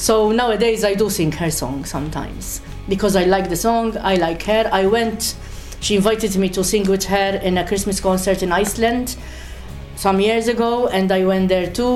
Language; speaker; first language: English; non-native, fluent; Maltese